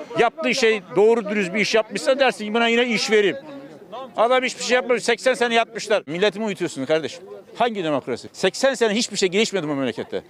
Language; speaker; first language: Turkish; native; Turkish